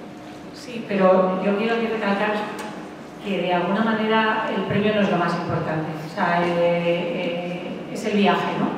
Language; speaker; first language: Spanish; native; Spanish